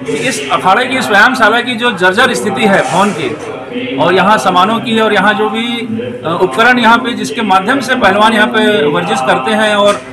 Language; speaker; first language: Hindi; native; Hindi